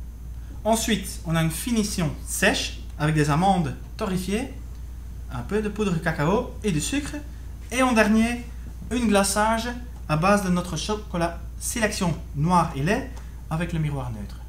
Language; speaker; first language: French; native; French